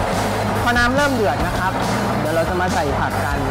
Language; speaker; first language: Thai; native; Thai